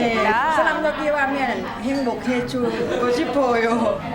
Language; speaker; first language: Korean; non-native, learner; Thai